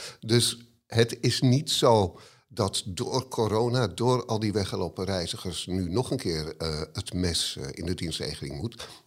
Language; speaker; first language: Dutch; native; Dutch